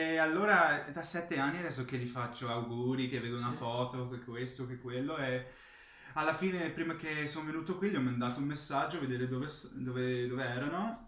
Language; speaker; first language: Italian; early bilingual, heritage; English